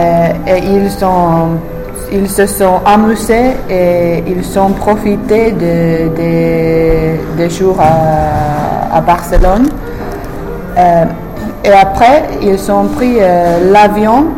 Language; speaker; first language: French; non-native, learner; English